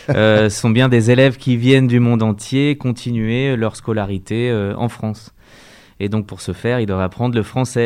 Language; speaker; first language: French; native; French